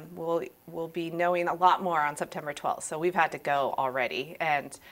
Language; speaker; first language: English; native; English